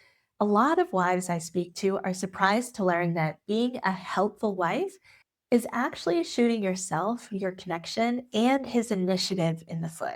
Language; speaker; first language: English; native; English